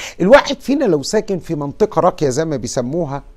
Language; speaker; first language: Arabic; native; Arabic